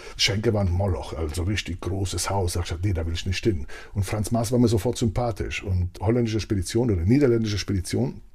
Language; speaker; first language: German; early bilingual, other home language; Italian